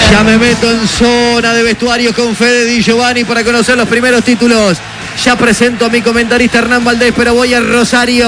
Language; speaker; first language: Spanish; native; Spanish